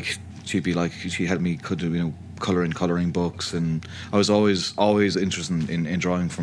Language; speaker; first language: English; native; English